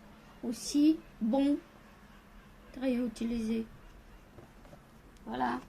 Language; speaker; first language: French; non-native, fluent; Bulgarian